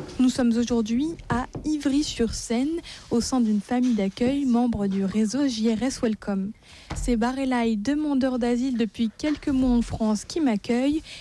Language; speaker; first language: French; native; French